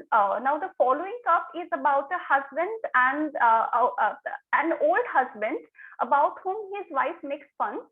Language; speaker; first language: English; non-native, local second language; Bangla